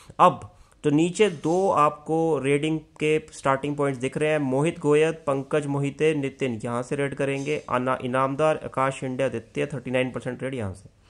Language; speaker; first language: Hindi; native; Hindi